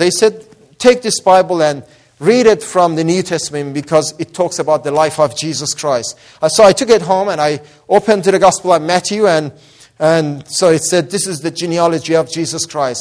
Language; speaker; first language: English; non-native, fluent; Persian